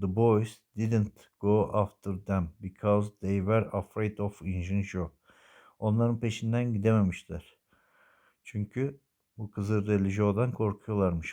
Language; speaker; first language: English; non-native, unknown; Turkish